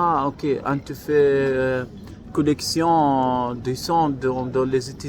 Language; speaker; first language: French; non-native, learner; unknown